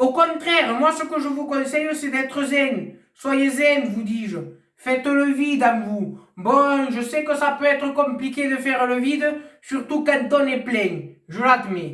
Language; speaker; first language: French; native; French